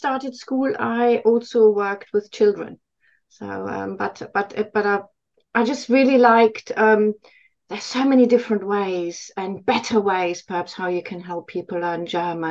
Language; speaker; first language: English; non-native, fluent; German